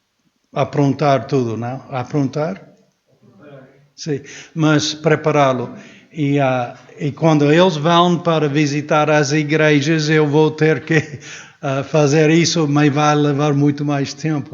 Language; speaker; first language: Portuguese; non-native, fluent; English